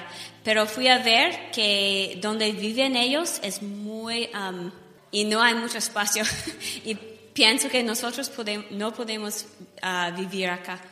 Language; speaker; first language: Spanish; non-native, fluent; English